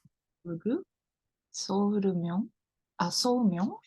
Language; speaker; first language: Korean; non-native, learner; Japanese